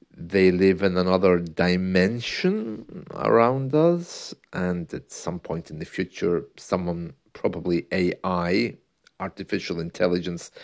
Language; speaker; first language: English; native; English